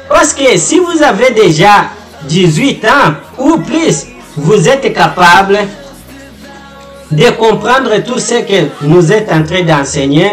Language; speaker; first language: French; non-native, learner; Portuguese